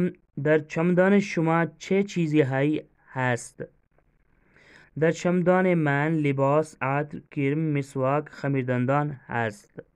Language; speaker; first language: Persian; non-native, fluent; Urdu